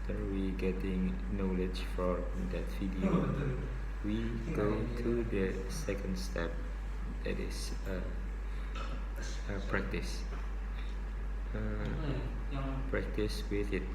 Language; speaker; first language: English; non-native, local second language; Indonesian